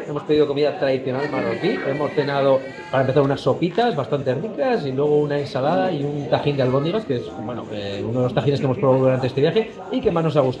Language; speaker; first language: Spanish; native; Spanish